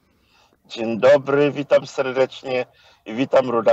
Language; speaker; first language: Polish; non-native, fluent; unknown